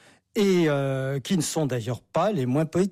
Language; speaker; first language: French; native; French